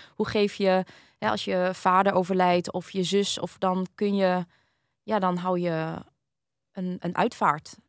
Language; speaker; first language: Dutch; early bilingual, other home language; Vietnamese